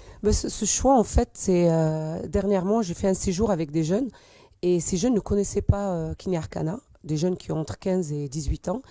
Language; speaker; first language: French; native; French